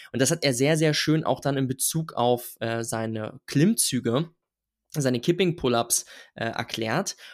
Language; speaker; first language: German; native; German